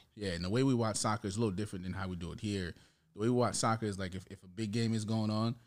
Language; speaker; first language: English; early bilingual, other home language; Haitian Creole